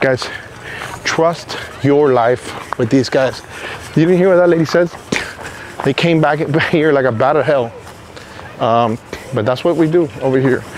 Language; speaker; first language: English; early bilingual, other home language; Spanish